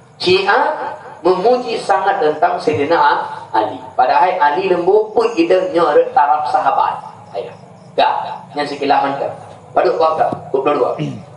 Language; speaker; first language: Malay; non-native, local second language; Achinese